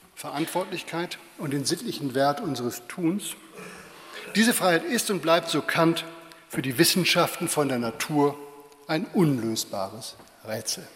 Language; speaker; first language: German; native; German